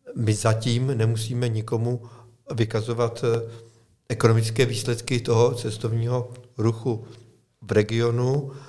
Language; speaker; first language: Czech; non-native, fluent; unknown